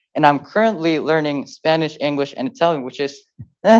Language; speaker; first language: English; early bilingual, other home language; Spanish